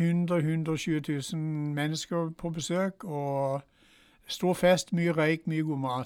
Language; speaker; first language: Norwegian; non-native, fluent; English